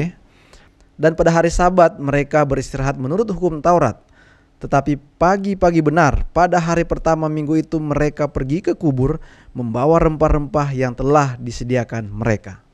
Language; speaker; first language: Indonesian; native; Indonesian